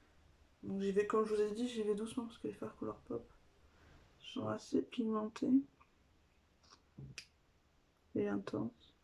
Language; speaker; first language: French; native; French